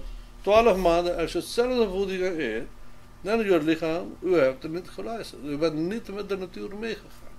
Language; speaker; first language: Dutch; non-native, fluent; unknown